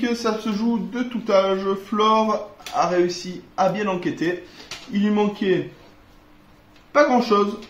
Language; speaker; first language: French; native; French